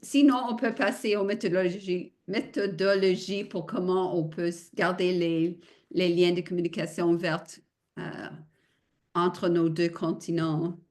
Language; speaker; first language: French; non-native, fluent; English